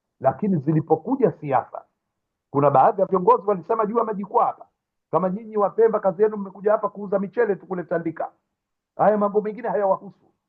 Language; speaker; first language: Swahili; native; Swahili